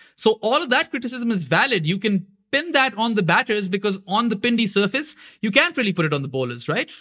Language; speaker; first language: English; non-native, local second language; Urdu